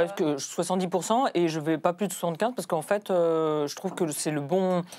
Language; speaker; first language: French; native; French